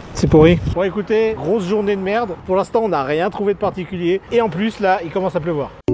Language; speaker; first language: French; native; French